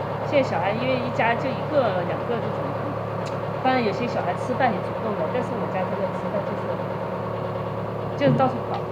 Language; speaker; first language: Chinese; native; Chinese